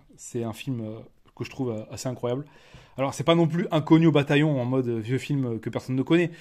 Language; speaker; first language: French; native; French